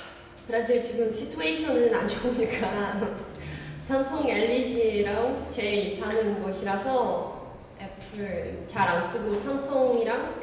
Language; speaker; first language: Korean; non-native, learner; Portuguese